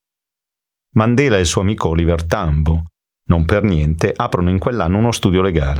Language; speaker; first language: Italian; native; Italian